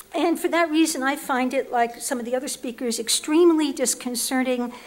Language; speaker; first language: English; native; English